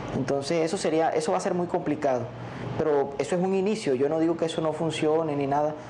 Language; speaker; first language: Spanish; native; Spanish